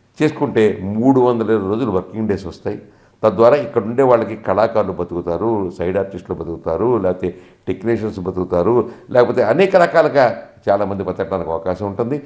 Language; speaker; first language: Telugu; native; Telugu